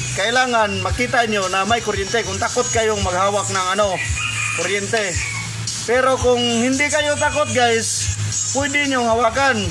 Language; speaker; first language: Filipino; non-native, local second language; Cebuano